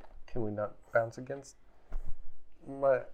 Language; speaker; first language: English; native; English